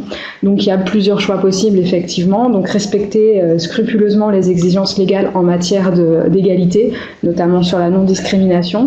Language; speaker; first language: French; native; French